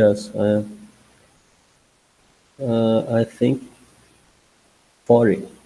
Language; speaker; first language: English; non-native, learner; Portuguese